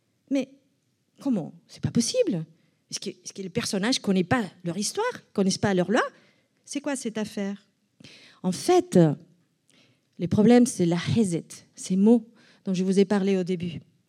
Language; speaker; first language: French; non-native, fluent; Spanish